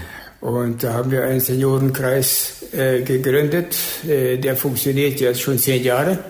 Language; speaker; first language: German; early bilingual, heritage; German